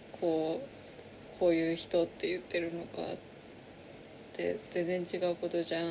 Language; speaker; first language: Japanese; native; Japanese